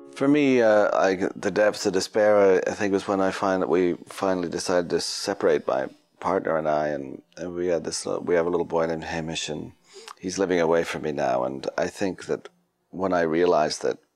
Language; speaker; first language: English; native; English